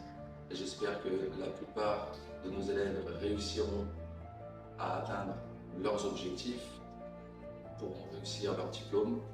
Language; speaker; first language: French; native; French